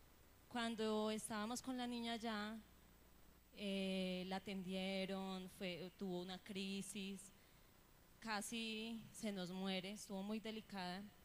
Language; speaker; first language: Spanish; native; Spanish